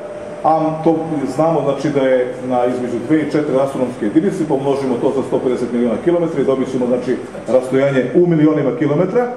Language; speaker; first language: Serbian; native; Serbian